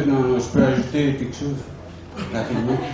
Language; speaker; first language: French; non-native, fluent; English